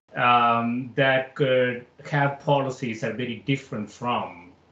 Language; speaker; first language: English; non-native, local second language; Malayalam